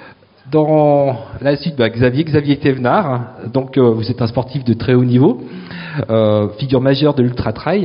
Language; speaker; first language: French; native; French